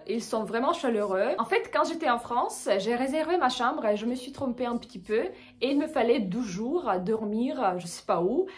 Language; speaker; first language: French; non-native, fluent; Russian